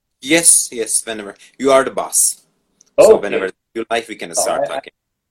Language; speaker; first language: English; non-native, fluent; Persian